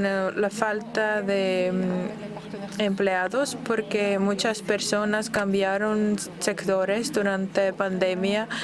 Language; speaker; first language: Spanish; non-native, fluent; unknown